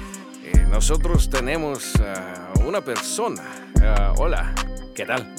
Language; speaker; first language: Spanish; non-native, learner; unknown